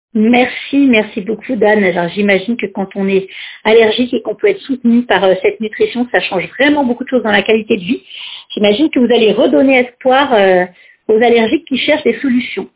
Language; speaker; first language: French; native; French